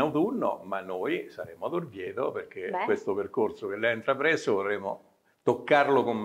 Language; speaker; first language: Italian; native; Italian